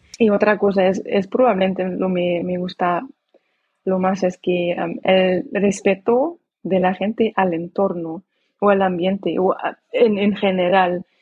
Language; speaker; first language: Spanish; non-native, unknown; Dutch